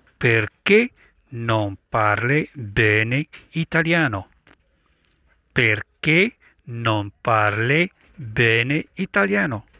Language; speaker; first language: Italian; non-native, fluent; Arabic